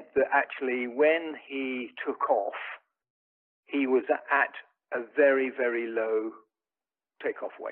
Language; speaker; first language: English; native; English